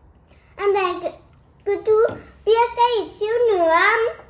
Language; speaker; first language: Vietnamese; early bilingual, heritage; Vietnamese